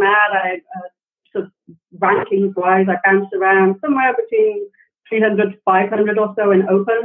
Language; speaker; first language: English; native; English